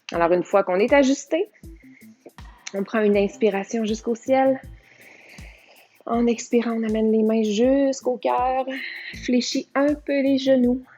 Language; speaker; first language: French; native; French